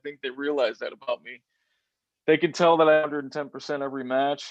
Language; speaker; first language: English; native; English